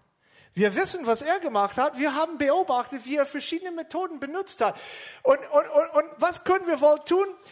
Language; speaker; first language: German; non-native, fluent; English